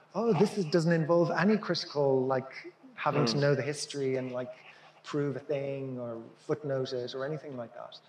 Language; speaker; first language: English; native; English